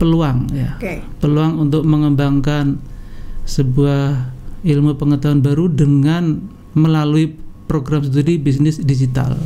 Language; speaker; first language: Indonesian; native; Indonesian